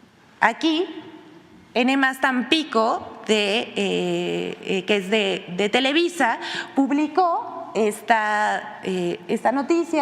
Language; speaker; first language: Spanish; native; Spanish